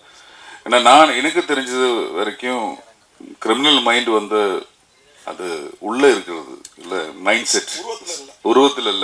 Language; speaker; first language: Tamil; non-native, learner; Malayalam